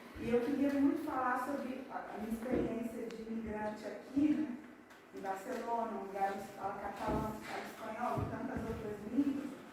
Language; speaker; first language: Portuguese; native; Portuguese